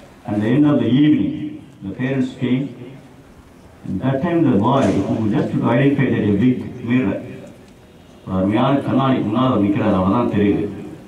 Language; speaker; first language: English; non-native, local second language; Tamil